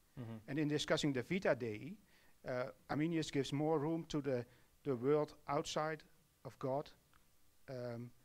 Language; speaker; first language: English; non-native, fluent; Dutch